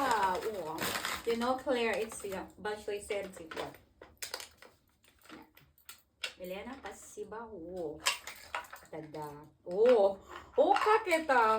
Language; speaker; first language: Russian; non-native, learner; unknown